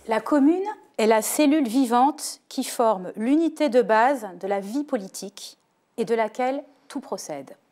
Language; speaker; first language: French; native; French